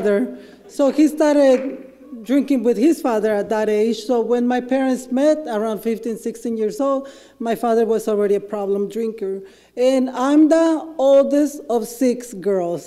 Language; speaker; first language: English; non-native, fluent; Spanish